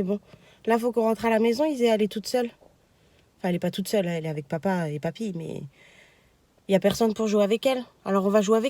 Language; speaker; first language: French; native; French